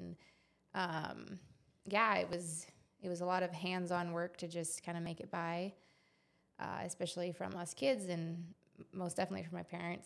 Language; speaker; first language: English; native; English